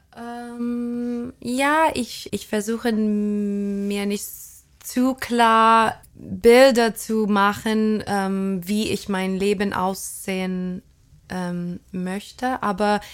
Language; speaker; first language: German; non-native, fluent; English